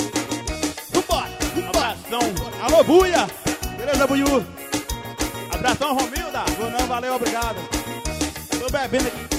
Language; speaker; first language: Portuguese; native; Portuguese